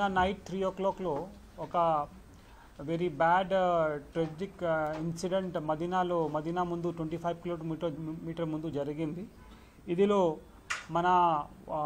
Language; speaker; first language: Telugu; non-native, local second language; Urdu